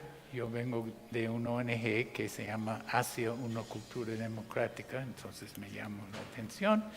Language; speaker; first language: Spanish; non-native, fluent; English